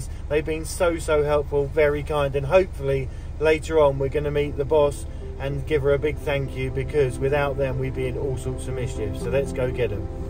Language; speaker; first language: English; native; English